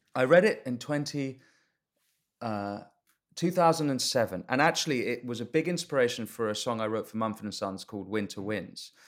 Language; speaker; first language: English; native; English